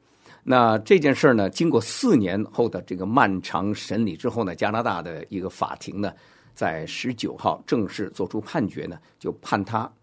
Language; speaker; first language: Chinese; native; Chinese